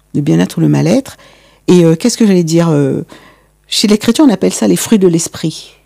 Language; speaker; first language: French; native; French